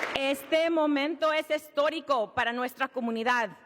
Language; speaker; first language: Spanish; early bilingual, heritage; Spanish